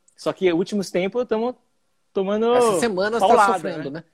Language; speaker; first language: Portuguese; early bilingual, other home language; English